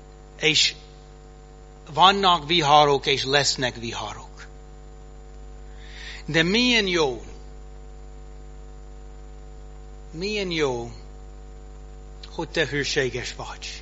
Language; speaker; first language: Hungarian; non-native, fluent; English